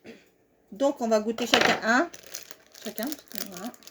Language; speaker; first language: French; native; French